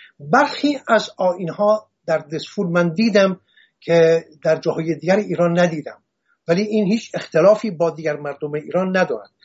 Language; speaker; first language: Persian; non-native, local second language; Assyrian Neo-Aramaic